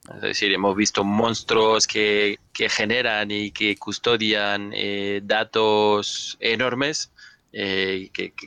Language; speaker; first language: Spanish; non-native, fluent; French